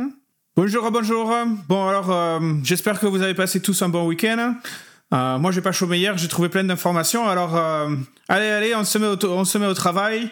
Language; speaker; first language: French; native; French